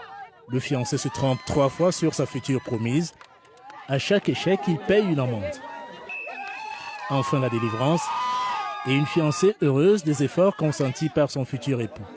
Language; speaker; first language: French; native; French